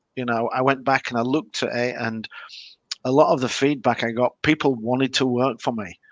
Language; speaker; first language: English; native; English